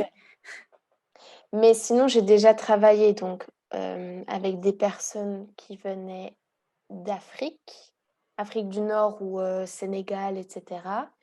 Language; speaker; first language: French; early bilingual, heritage; Hungarian